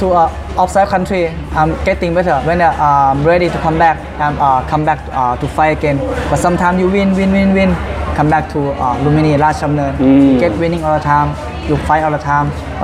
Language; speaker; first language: English; non-native, learner; Thai